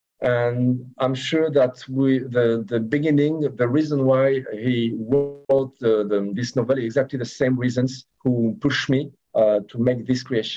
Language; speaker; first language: English; non-native, learner; French